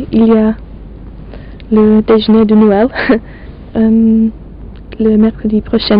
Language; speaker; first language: French; non-native, learner; English